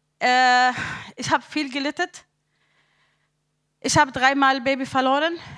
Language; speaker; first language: German; non-native, learner; Arabic